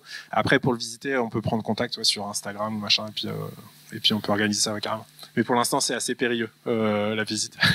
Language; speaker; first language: French; native; French